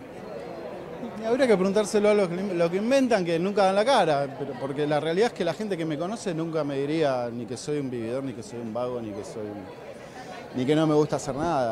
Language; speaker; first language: Spanish; native; Spanish